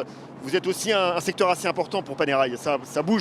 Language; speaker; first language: French; native; French